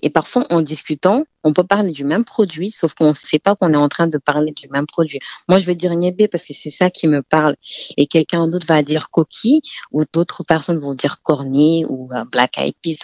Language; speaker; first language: French; non-native, local second language; Wolof